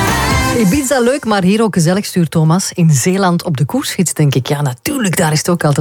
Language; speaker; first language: Dutch; native; Dutch